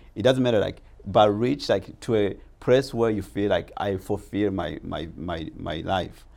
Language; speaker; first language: English; non-native, local second language; Rundi